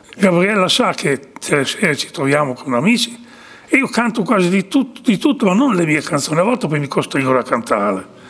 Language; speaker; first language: Italian; native; Italian